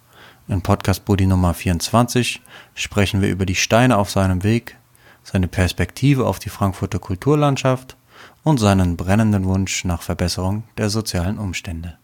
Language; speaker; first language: German; native; German